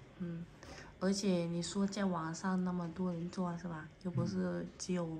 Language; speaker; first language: Chinese; non-native, fluent; Vietnamese